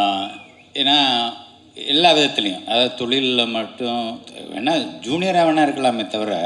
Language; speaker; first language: Tamil; native; Tamil